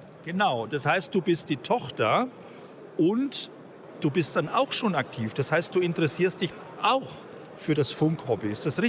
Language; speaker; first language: German; native; German